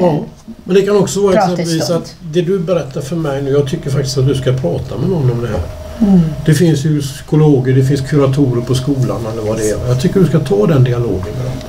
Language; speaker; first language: Swedish; native; Swedish